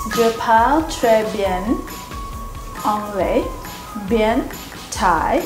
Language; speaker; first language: French; non-native, learner; Thai